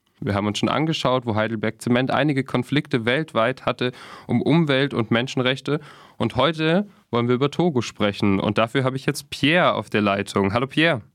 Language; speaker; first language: German; native; German